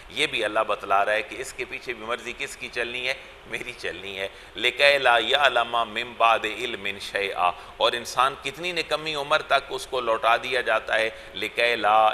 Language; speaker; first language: Urdu; non-native, local second language; Punjabi